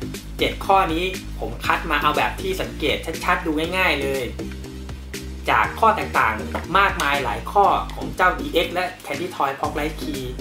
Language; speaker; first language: Thai; native; Thai